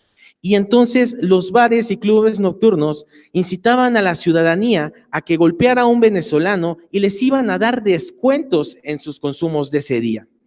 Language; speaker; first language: Spanish; native; Spanish